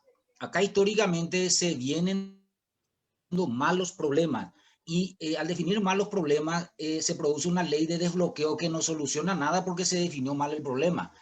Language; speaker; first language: Spanish; native; Spanish